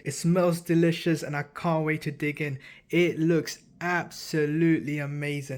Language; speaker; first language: English; early bilingual, other home language; Tamil